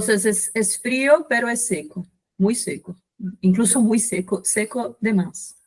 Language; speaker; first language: Spanish; non-native, fluent; Portuguese